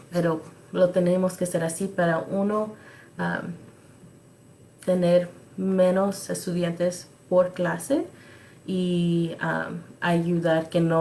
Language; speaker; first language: Spanish; early bilingual, other home language; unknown